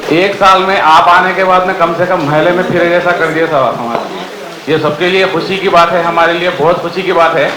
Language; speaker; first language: Hindi; non-native, local second language; Telugu